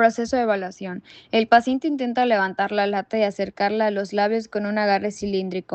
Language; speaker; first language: Spanish; native; Spanish